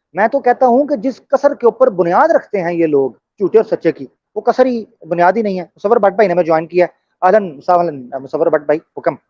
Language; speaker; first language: Urdu; native; Urdu